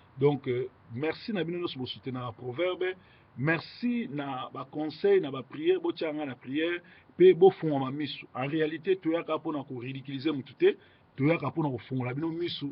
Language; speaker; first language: Lingala; native; Lingala